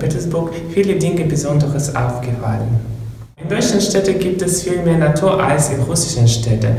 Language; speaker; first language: German; non-native, learner; Russian